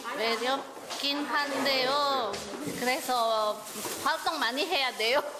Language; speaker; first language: Korean; non-native, fluent; Indonesian